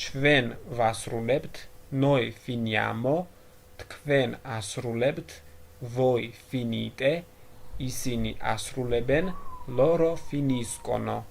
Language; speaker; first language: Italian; non-native, fluent; Georgian